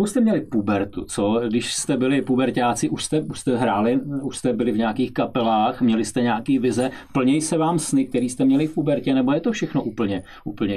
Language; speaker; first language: Czech; native; Czech